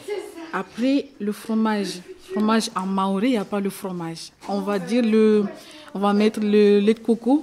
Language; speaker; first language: French; non-native, local second language; Comorian